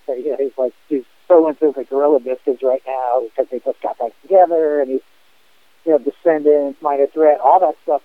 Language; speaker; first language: English; native; English